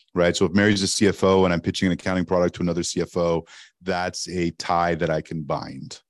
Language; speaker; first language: English; native; English